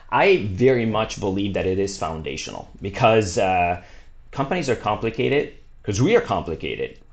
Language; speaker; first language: English; non-native, fluent; Italian